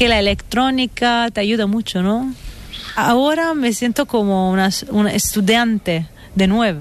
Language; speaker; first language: Spanish; non-native, fluent; Italian